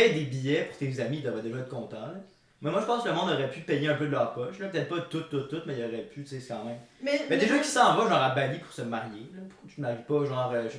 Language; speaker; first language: French; native; French